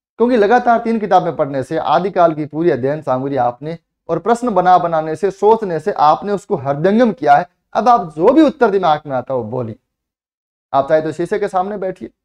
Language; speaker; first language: Hindi; native; Hindi